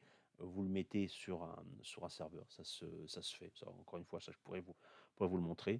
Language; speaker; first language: French; native; French